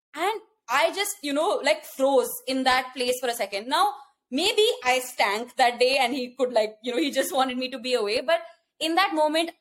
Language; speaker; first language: English; non-native, local second language; Hindi